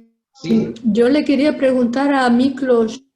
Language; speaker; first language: Spanish; early bilingual, other home language; Hungarian